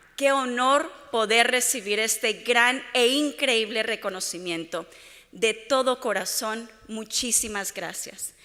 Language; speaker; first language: Spanish; early bilingual, heritage; Spanish